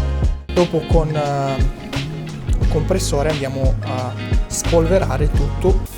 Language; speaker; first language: Italian; native; Italian